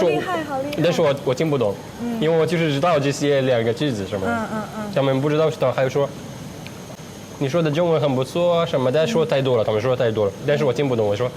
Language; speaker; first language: Chinese; non-native, learner; Arabic